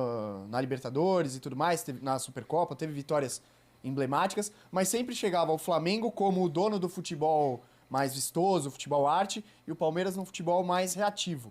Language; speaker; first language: Portuguese; native; Portuguese